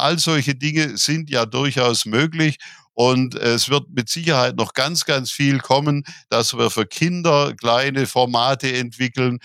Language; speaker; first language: German; native; German